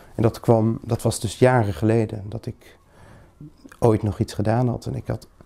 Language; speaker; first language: Dutch; early bilingual, other home language; Greek